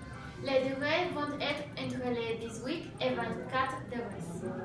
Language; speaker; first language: French; non-native, learner; Spanish